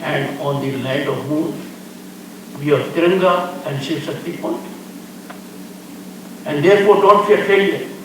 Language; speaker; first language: English; non-native, local second language; Hindi